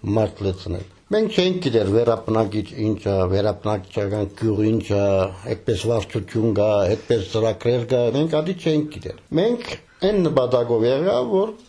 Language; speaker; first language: Armenian; early bilingual, heritage; Armenian